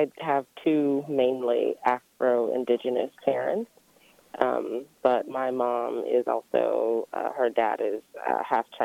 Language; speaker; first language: English; native; English